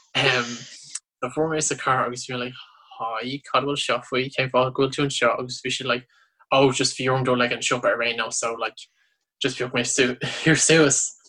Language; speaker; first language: Irish; non-native, local second language; English